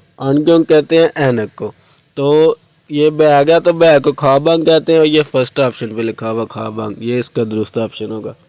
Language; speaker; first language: Urdu; non-native, local second language; Punjabi